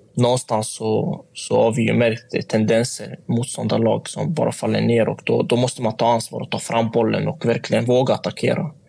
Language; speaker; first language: Swedish; native; Swedish